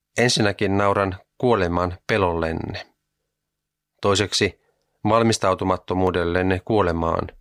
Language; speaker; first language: Finnish; native; Finnish